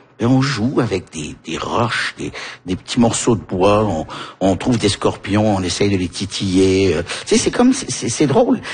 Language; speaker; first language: French; early bilingual, heritage; French